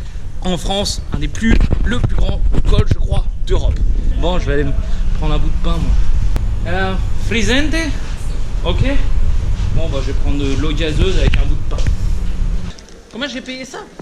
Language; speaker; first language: French; native; French